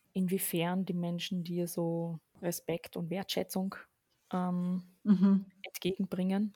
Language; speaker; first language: German; early bilingual, other home language; Arabic